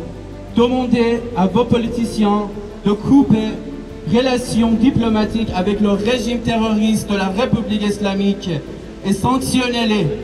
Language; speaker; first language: French; non-native, fluent; Persian